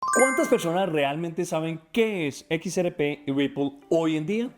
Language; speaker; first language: Spanish; native; Spanish